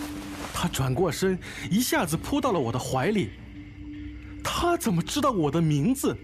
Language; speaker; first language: Chinese; native; Chinese